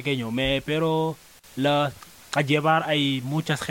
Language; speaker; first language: Spanish; non-native, learner; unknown